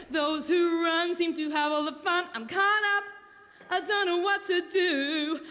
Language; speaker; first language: English; native; English